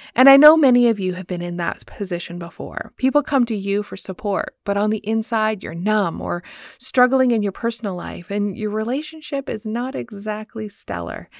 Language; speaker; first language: English; native; English